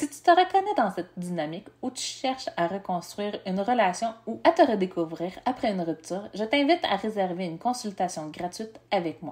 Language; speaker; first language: French; native; French